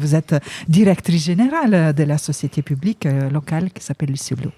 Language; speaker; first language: French; native; French